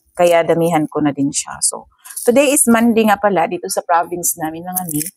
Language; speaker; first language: Filipino; non-native, local second language; Cebuano